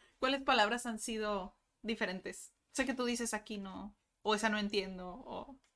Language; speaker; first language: Spanish; native; Spanish